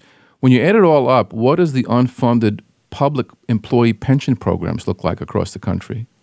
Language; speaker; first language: English; native; English